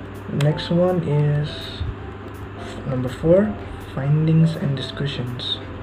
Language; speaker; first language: English; non-native, learner; Indonesian